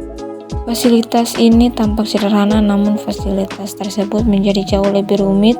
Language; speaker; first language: Indonesian; native; Indonesian